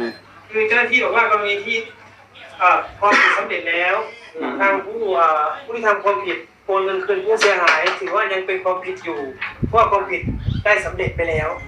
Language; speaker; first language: Thai; native; Thai